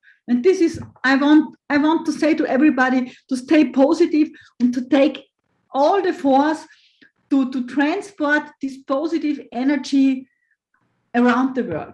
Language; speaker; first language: English; non-native, fluent; German